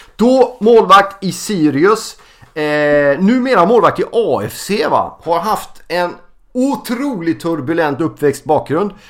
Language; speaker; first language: Swedish; native; Swedish